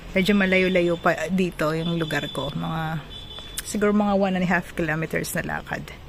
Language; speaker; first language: Filipino; non-native, local second language; Cebuano